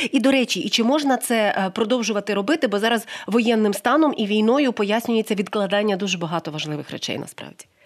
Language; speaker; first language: Ukrainian; native; Ukrainian